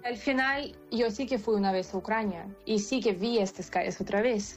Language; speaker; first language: Spanish; non-native, fluent; Ukrainian